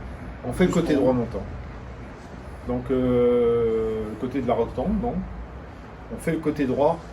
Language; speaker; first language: French; native; French